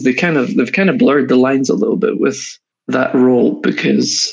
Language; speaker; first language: English; native; English